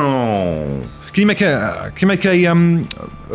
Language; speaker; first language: English; native; English